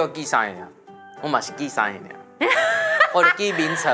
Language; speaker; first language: Chinese; non-native, local second language; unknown